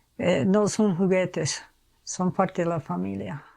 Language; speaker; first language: Spanish; non-native, fluent; English